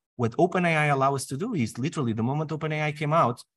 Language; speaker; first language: English; non-native, fluent; Portuguese